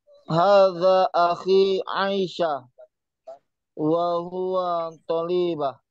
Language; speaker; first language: Arabic; non-native, learner; Indonesian